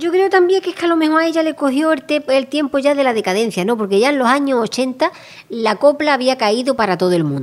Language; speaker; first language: Spanish; native; Spanish